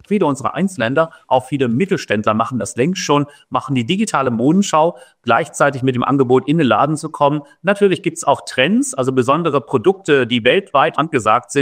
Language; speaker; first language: German; native; German